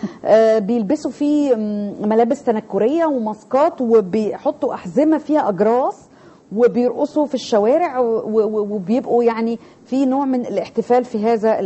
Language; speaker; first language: Arabic; native; Arabic